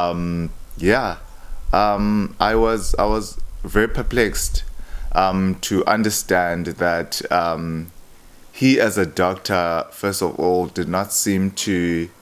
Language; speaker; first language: English; non-native, local second language; Xhosa